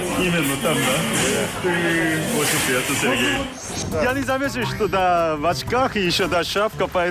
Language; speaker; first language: Russian; non-native, fluent; Korean